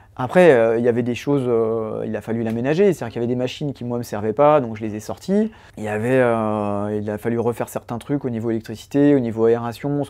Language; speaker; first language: French; native; French